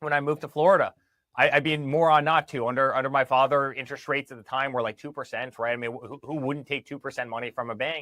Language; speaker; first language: English; native; English